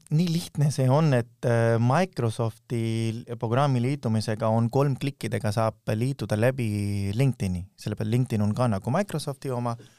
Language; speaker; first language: Estonian; non-native, fluent; Urdu